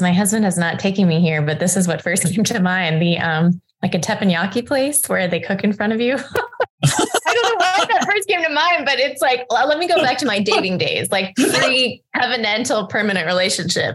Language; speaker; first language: English; native; English